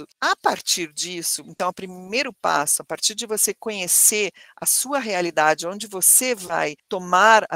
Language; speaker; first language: Portuguese; native; Portuguese